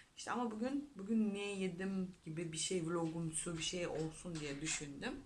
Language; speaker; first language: Turkish; non-native, fluent; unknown